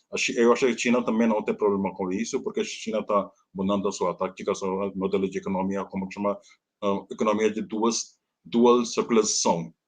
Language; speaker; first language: Portuguese; non-native, learner; Hindi